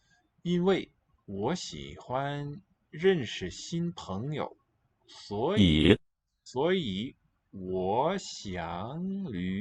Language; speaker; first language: Chinese; non-native, learner; English